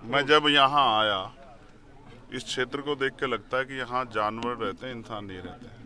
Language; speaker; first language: Hindi; native; Hindi